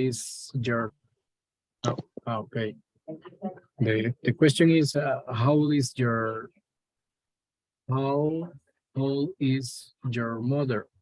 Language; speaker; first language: English; non-native, learner; Spanish